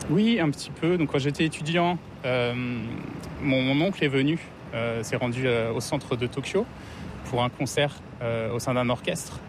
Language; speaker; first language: French; native; French